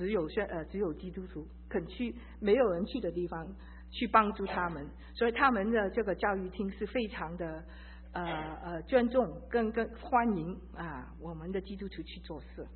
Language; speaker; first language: Chinese; early bilingual, heritage; Chinese